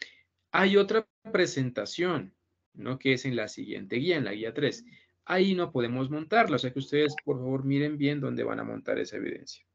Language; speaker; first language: Spanish; native; Spanish